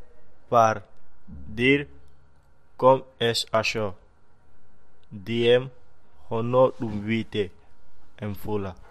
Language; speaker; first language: Catalan; non-native, learner; Fula